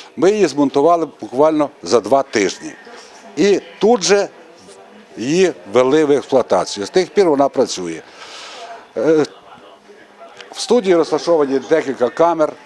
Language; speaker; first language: Ukrainian; native; Ukrainian